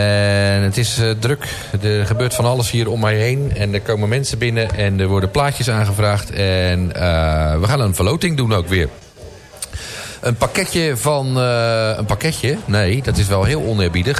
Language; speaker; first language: Dutch; native; Dutch